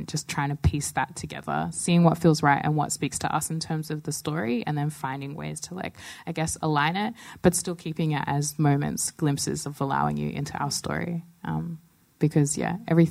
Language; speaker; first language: English; native; English